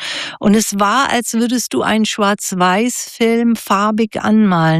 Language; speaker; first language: German; native; German